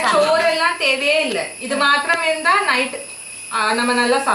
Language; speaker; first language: Malayalam; non-native, learner; Tamil